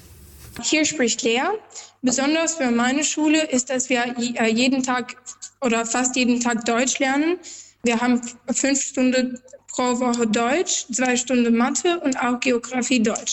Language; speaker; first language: German; non-native, learner; Albanian